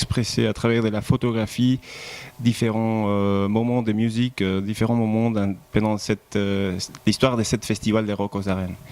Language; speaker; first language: French; non-native, fluent; Spanish